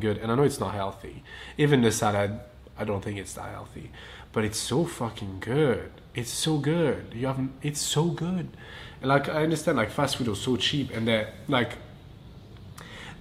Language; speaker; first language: English; non-native, fluent; French